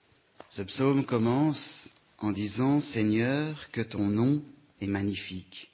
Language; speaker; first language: French; native; French